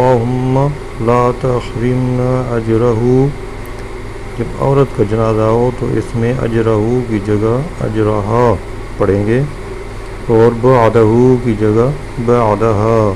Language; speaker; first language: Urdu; native; Urdu